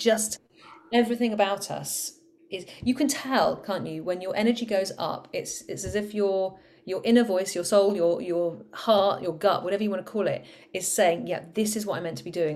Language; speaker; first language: English; native; English